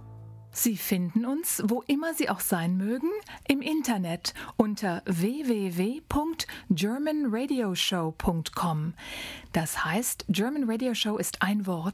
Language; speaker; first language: German; native; German